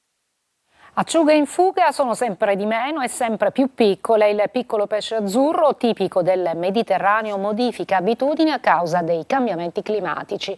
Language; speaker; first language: Italian; native; Italian